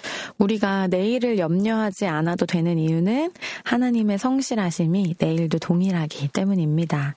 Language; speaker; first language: Korean; native; Korean